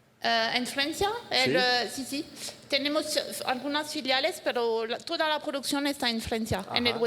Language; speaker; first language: Spanish; non-native, fluent; French